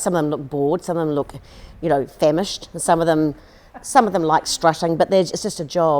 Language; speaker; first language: English; native; English